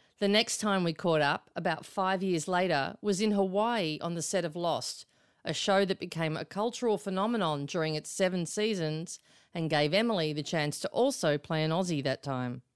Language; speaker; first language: English; native; English